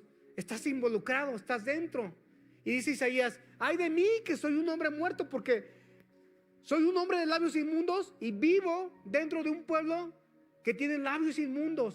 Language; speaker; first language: Spanish; native; Spanish